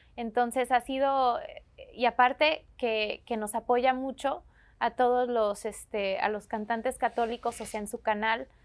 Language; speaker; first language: Spanish; native; Spanish